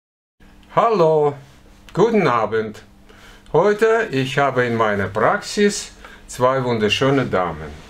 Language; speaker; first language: German; non-native, fluent; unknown